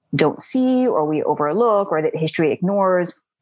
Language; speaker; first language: English; native; English